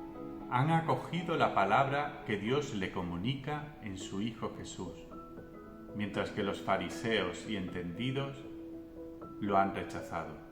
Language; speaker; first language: Spanish; native; Spanish